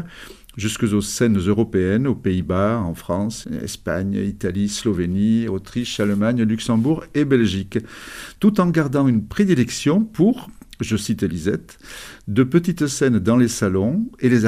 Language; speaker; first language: French; native; French